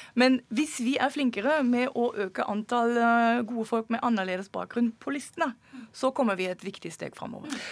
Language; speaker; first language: Norwegian; non-native, fluent; German